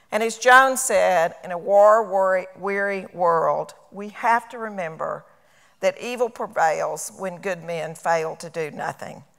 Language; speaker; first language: English; native; English